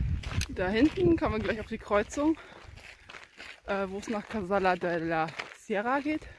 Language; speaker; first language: German; native; German